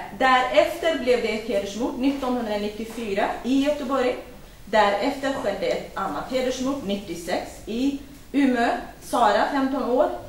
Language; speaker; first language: Swedish; non-native, fluent; Kurdish